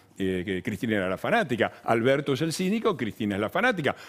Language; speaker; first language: Spanish; native; Spanish